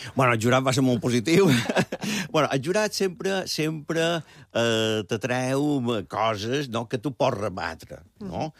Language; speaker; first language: Catalan; native; Catalan